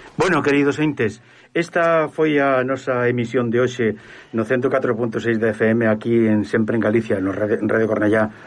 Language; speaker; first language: Galician; native; Galician